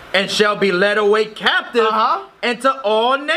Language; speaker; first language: English; native; English